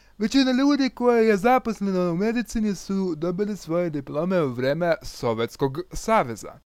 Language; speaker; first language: Croatian; non-native, learner; Russian